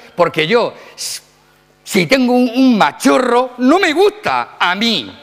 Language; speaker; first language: Spanish; native; Spanish